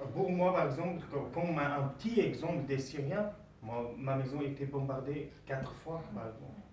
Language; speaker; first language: French; non-native, fluent; Arabic